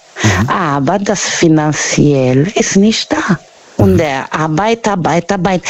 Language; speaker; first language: German; non-native, fluent; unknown